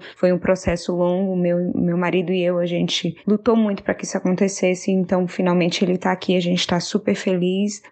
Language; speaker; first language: Portuguese; native; Portuguese